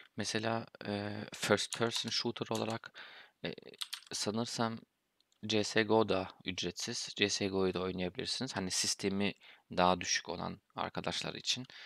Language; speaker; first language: Turkish; early bilingual, heritage; Turkish